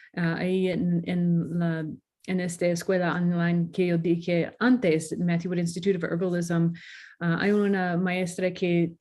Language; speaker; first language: Spanish; non-native, learner; English